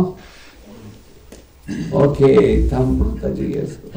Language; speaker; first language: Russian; non-native, learner; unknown